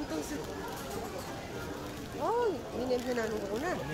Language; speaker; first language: Korean; non-native, learner; Filipino